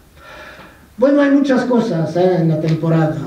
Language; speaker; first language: Spanish; non-native, fluent; French